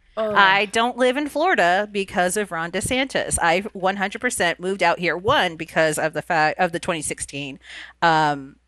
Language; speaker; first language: English; early bilingual, other home language; Spanish